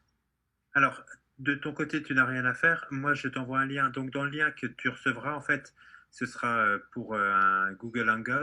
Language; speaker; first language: French; native; French